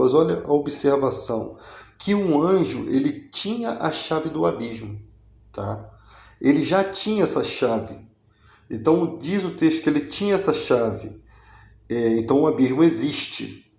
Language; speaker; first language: Portuguese; native; Portuguese